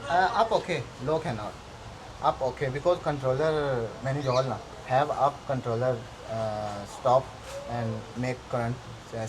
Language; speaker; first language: English; non-native, learner; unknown